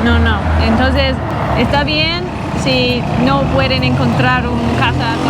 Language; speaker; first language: Spanish; non-native, learner; English